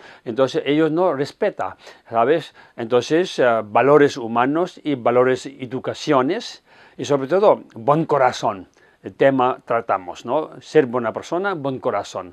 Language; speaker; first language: Spanish; non-native, fluent; Tibetan